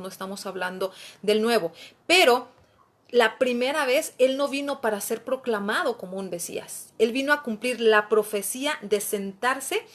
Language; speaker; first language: Spanish; native; Spanish